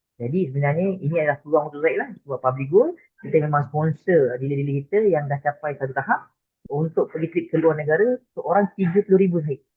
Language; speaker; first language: Malay; native; Malay